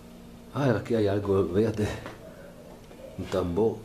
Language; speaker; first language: Spanish; non-native, fluent; Italian